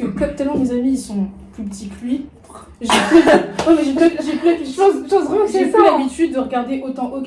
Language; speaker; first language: French; native; French